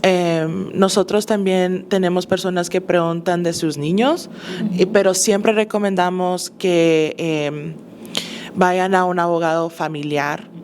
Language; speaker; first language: Spanish; early bilingual, other home language; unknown